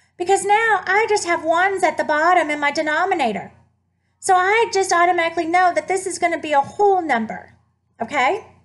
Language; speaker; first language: English; native; English